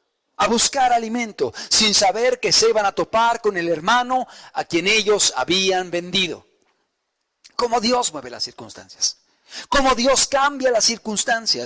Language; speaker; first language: Spanish; native; Spanish